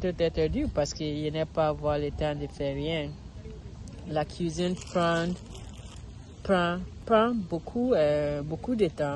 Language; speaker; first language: French; non-native, learner; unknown